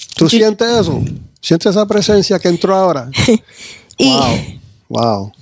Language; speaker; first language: Spanish; early bilingual, heritage; Spanish